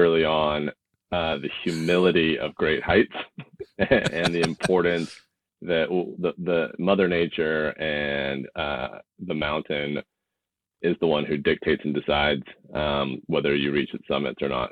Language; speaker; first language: English; native; English